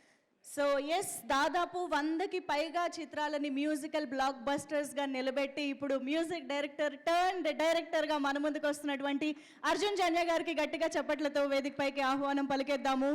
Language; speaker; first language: Telugu; native; Telugu